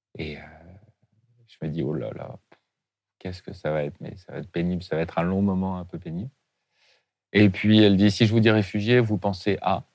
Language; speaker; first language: French; native; French